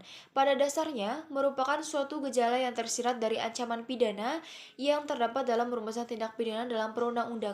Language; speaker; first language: Indonesian; native; Indonesian